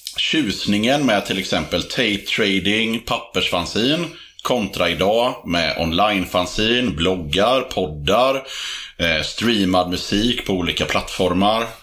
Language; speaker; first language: Swedish; native; Swedish